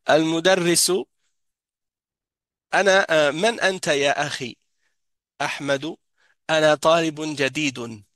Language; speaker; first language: Arabic; non-native, fluent; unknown